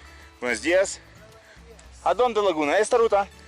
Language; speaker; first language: Spanish; non-native, learner; Russian